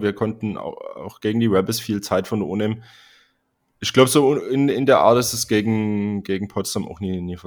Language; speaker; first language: German; native; German